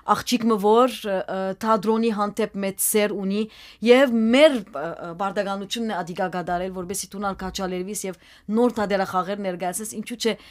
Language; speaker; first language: Armenian; early bilingual, heritage; Armenian